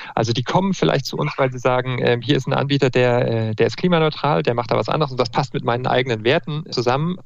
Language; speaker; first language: German; native; German